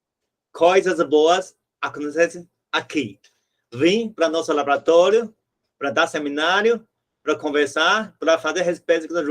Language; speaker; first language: Portuguese; non-native, fluent; Chinese